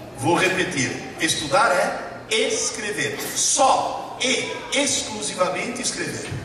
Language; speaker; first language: Portuguese; early bilingual, other home language; Italian